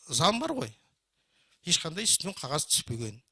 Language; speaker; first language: Kazakh; non-native, local second language; Russian